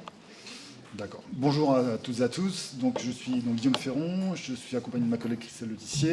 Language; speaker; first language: French; native; French